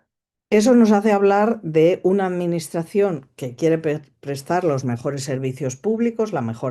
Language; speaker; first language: Spanish; native; Spanish